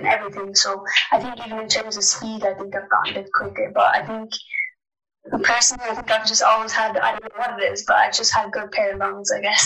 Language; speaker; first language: English; native; English